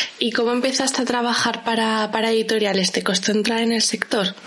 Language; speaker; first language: Spanish; native; Spanish